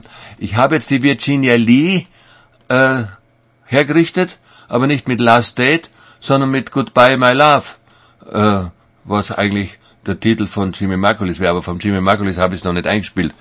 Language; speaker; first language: German; native; German